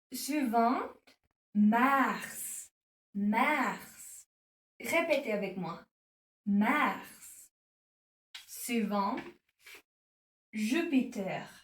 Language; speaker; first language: French; non-native, learner; Spanish